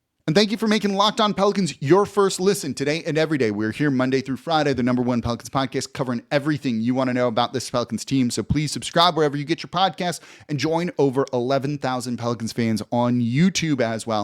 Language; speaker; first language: English; native; English